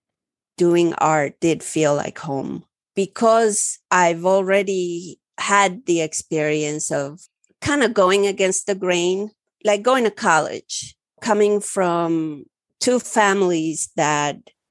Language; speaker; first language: English; early bilingual, other home language; Spanish